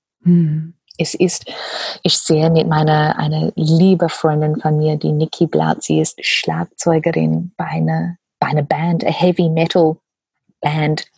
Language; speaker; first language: German; non-native, learner; English